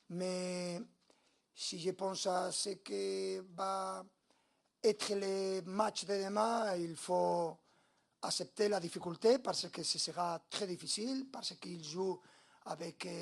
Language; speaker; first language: French; non-native, learner; Spanish